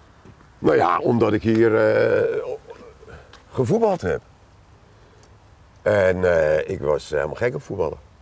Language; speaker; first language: Dutch; native; Dutch